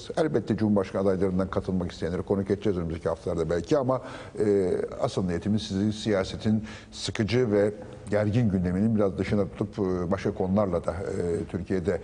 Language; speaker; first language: Turkish; native; Turkish